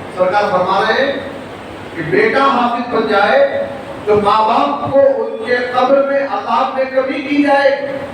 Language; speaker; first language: Urdu; native; Urdu